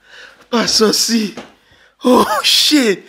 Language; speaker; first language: Russian; non-native, learner; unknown